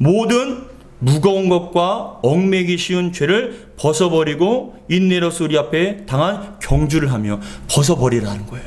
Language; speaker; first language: Korean; native; Korean